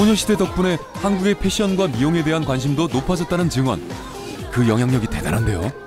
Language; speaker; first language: Korean; native; Korean